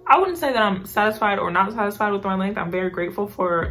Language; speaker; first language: English; native; English